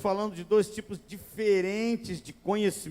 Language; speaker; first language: Portuguese; native; Portuguese